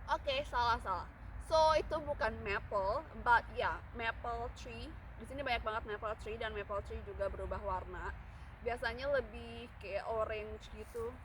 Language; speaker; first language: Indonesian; native; Indonesian